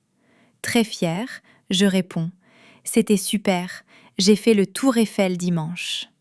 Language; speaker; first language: French; non-native, fluent; English